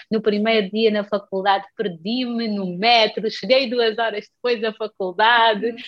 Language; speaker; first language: Portuguese; non-native, local second language; Kabuverdianu